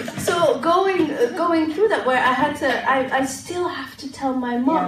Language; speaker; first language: English; non-native, fluent; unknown